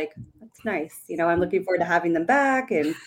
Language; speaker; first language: English; native; English